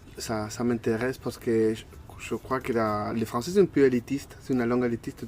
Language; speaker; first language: French; non-native, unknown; Spanish